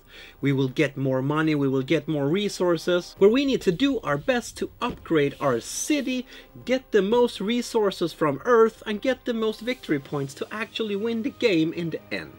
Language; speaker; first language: English; non-native, fluent; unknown